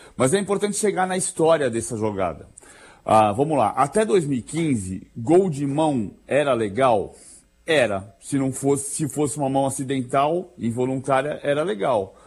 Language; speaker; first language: Portuguese; native; Portuguese